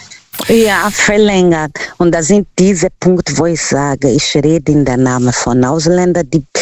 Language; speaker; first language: German; non-native, learner; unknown